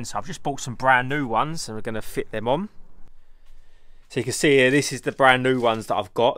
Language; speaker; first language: English; native; English